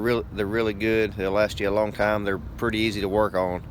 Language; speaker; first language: English; native; English